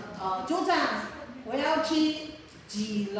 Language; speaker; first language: Chinese; non-native, fluent; Filipino